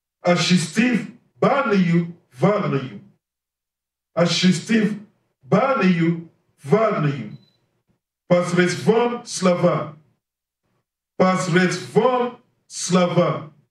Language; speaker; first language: Russian; non-native, learner; English